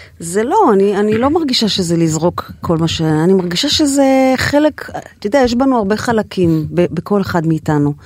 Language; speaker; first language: Hebrew; native; Hebrew